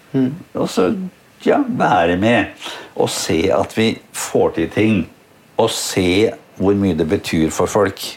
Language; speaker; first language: Norwegian; native; Norwegian